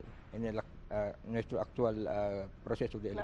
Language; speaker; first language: Spanish; non-native, learner; Filipino